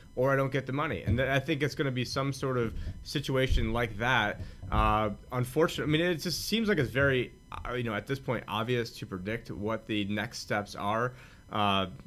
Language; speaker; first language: English; native; English